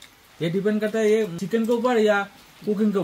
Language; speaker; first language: Hindi; non-native, local second language; Bangla